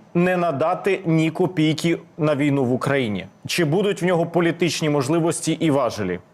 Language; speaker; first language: Ukrainian; native; Ukrainian